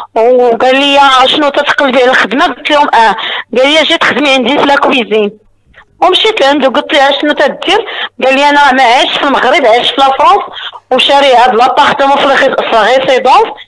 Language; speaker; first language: Arabic; native; Arabic